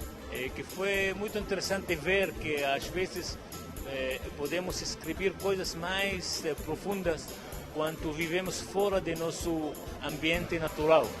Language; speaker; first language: Portuguese; non-native, fluent; Arabic